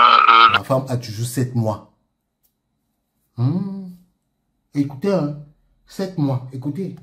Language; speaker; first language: French; native; French